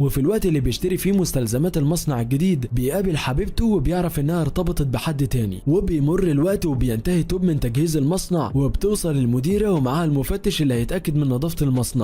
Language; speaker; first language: Arabic; native; Arabic